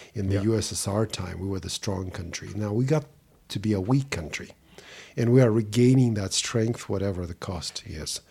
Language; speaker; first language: English; non-native, fluent; Russian